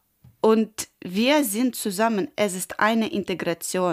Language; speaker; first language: German; non-native, learner; Ukrainian